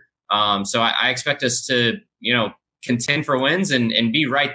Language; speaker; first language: English; native; English